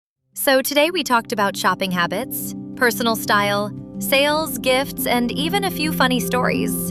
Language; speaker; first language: English; native; English